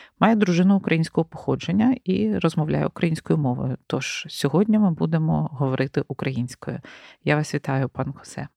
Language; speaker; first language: Ukrainian; native; Ukrainian